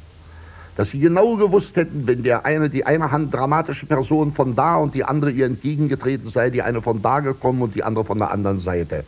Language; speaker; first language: German; native; German